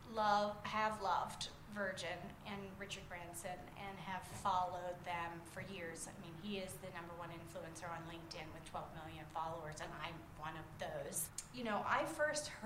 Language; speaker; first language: English; native; English